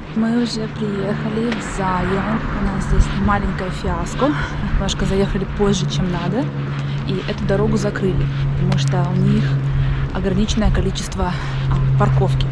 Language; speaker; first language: Russian; native; Russian